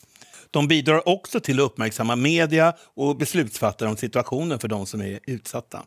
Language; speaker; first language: Swedish; native; Swedish